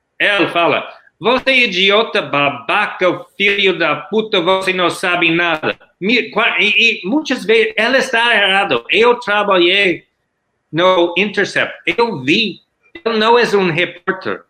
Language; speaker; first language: Portuguese; non-native, learner; English